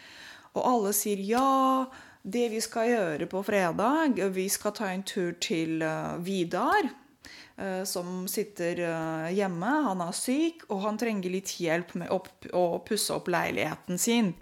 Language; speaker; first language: Norwegian; non-native, fluent; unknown